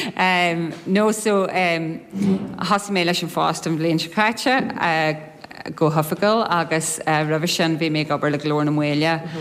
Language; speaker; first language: Irish; non-native, local second language; English